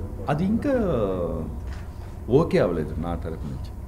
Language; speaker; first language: Telugu; non-native, learner; Tamil